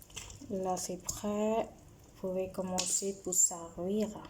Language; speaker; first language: French; non-native, learner; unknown